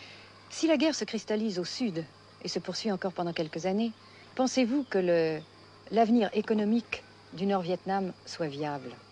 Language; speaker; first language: French; native; French